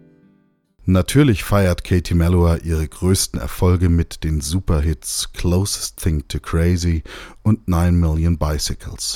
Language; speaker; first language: German; native; German